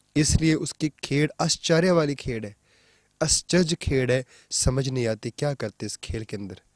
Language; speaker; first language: Hindi; non-native, local second language; Punjabi